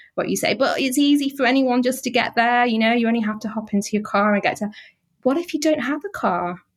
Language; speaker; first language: English; native; English